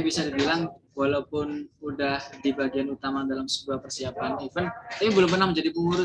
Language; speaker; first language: Indonesian; native; Indonesian